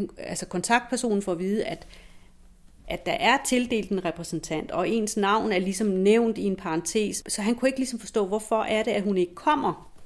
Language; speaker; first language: Danish; native; Danish